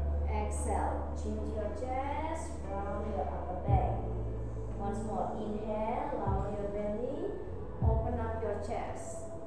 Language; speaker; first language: English; non-native, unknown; Indonesian